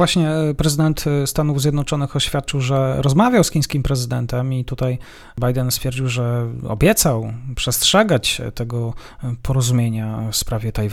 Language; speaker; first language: Polish; native; Polish